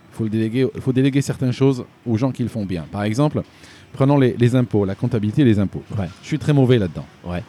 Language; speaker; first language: French; non-native, local second language; Arabic